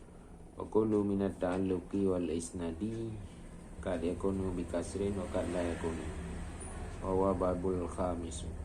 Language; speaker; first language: Arabic; non-native, fluent; Achinese